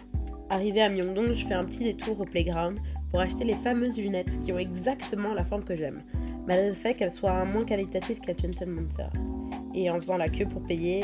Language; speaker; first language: French; native; French